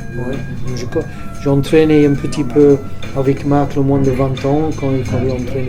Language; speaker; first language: French; non-native, fluent; English